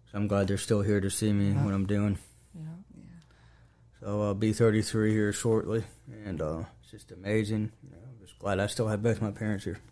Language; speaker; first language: English; native; English